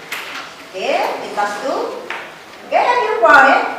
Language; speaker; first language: English; non-native, fluent; Indonesian